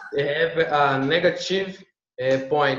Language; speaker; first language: English; non-native, learner; Portuguese